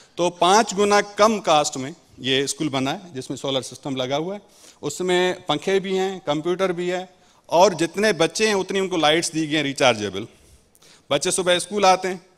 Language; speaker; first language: Urdu; non-native, local second language; Sindhi